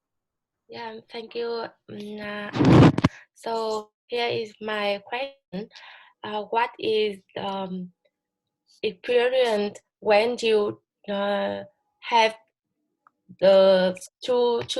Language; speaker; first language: English; non-native, learner; Vietnamese